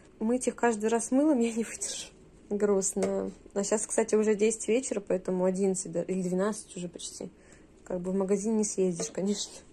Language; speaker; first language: Russian; native; Russian